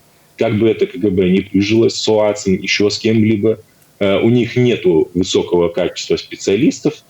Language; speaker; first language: Russian; native; Russian